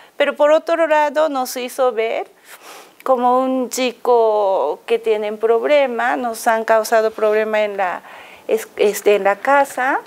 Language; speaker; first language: Spanish; non-native, fluent; Japanese